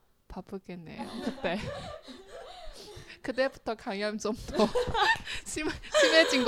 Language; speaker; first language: Korean; non-native, fluent; Chinese